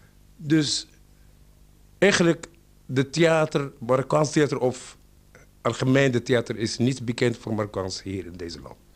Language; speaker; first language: Dutch; non-native, learner; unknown